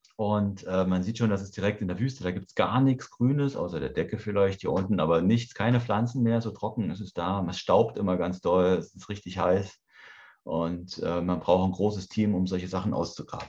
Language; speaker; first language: German; native; German